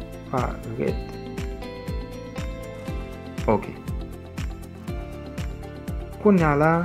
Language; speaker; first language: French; non-native, local second language; Haitian Creole